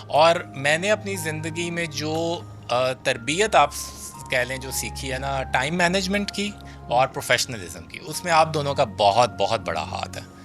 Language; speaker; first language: Urdu; native; Urdu